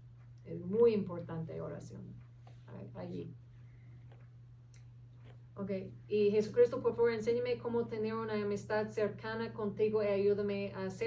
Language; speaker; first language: Spanish; non-native, fluent; English